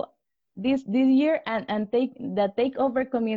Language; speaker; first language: English; non-native, learner; Spanish